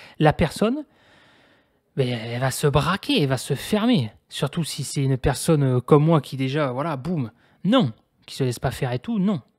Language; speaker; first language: French; native; French